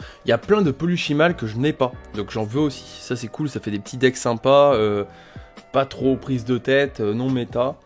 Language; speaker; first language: French; native; French